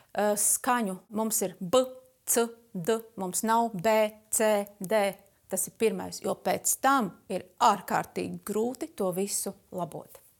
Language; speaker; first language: Latvian; native; Latvian